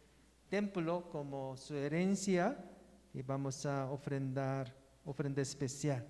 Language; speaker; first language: Spanish; non-native, learner; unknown